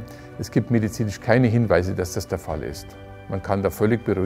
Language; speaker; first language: German; native; German